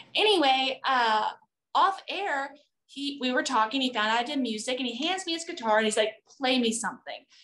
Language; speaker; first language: English; native; English